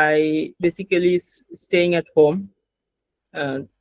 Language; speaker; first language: English; non-native, learner; Bangla